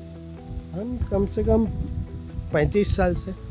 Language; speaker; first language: Hindi; non-native, local second language; Bangla